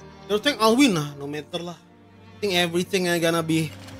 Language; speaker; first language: English; non-native, fluent; Indonesian